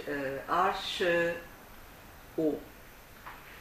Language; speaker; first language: Chinese; non-native, learner; Italian